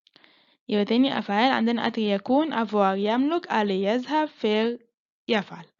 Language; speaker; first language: Arabic; native; Arabic